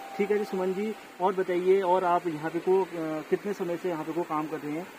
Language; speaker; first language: Hindi; native; Hindi